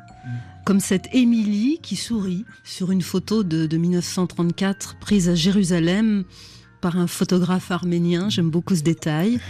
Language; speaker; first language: French; native; French